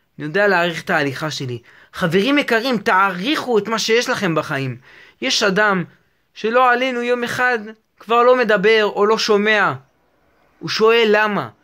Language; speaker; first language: Hebrew; native; Hebrew